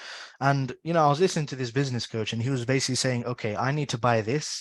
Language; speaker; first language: English; native; English